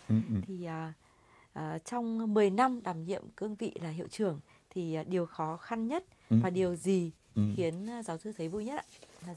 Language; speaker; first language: Vietnamese; native; Vietnamese